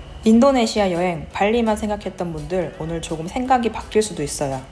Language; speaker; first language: Korean; native; Korean